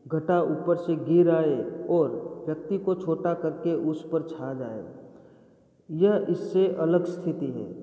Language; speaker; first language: Hindi; non-native, local second language; Gujarati